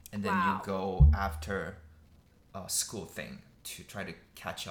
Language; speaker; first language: English; non-native, fluent; Korean